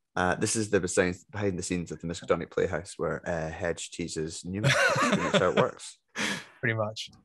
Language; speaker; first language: English; native; English